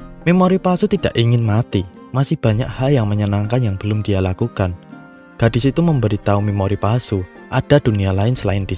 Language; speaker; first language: Indonesian; native; Indonesian